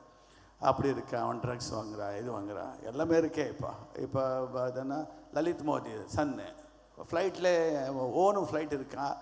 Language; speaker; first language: Tamil; non-native, learner; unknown